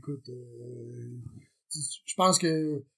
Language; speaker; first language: French; native; French